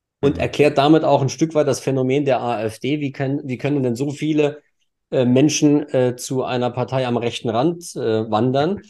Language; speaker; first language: German; native; German